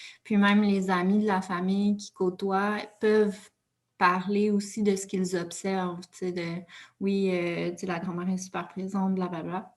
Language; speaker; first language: French; native; French